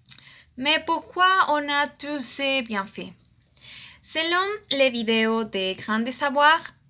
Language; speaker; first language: French; non-native, learner; Spanish